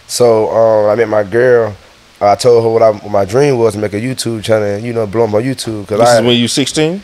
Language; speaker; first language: English; native; English